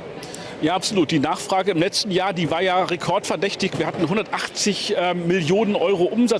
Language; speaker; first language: German; native; German